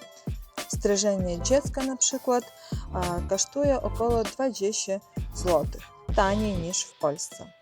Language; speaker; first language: Polish; non-native, learner; Russian